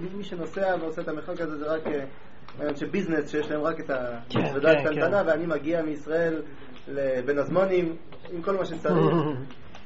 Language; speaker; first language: Hebrew; native; Hebrew